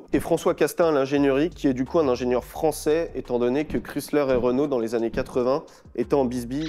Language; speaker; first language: French; native; French